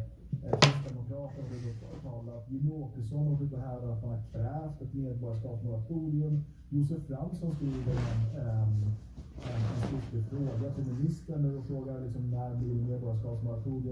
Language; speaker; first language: Swedish; native; Swedish